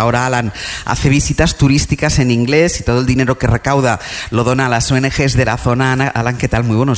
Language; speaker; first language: Spanish; native; Spanish